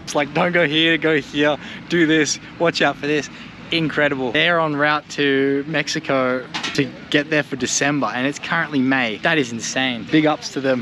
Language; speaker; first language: English; native; English